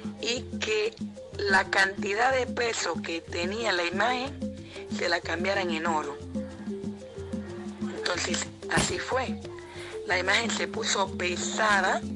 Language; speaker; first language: Spanish; native; Spanish